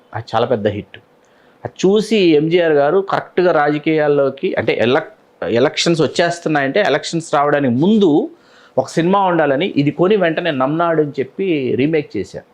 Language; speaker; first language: Telugu; native; Telugu